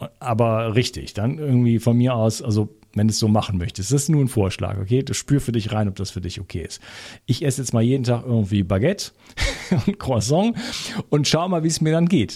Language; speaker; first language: German; native; German